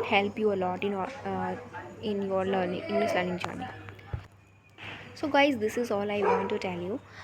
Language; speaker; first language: English; non-native, local second language; Hindi